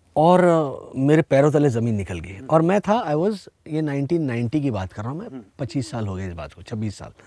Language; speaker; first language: Hindi; non-native, local second language; Marathi